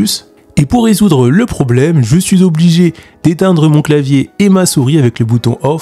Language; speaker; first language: French; native; French